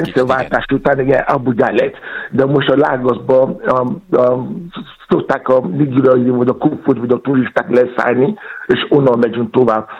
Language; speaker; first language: Hungarian; non-native, learner; Yoruba